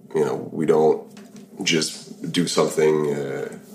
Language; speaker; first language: English; native; English